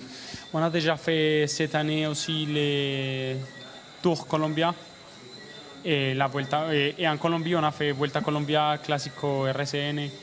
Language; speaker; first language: French; non-native, learner; Spanish